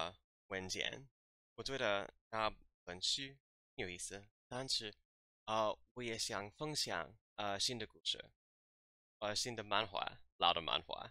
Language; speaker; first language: Chinese; non-native, learner; English